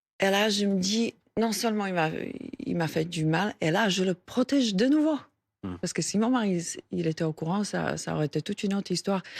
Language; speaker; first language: French; non-native, fluent; Slovak